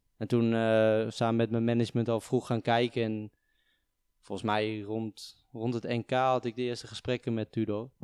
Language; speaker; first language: Dutch; native; Dutch